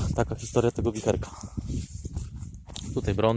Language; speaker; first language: Polish; native; Polish